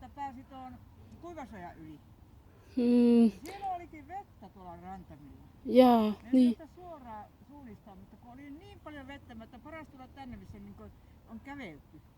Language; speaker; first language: Finnish; native; Finnish